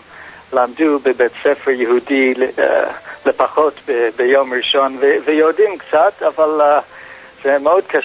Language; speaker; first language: Hebrew; non-native, fluent; English